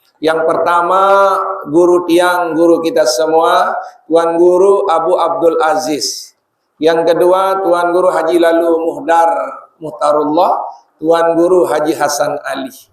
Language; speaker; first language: Indonesian; non-native, local second language; Sasak